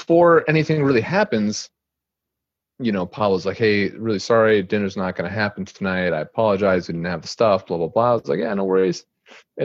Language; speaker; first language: English; native; English